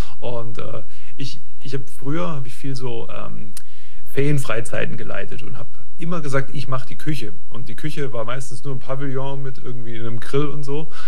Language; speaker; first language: German; native; German